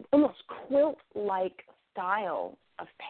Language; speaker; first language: English; native; English